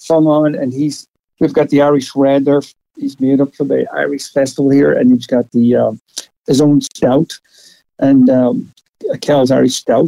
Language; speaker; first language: English; native; English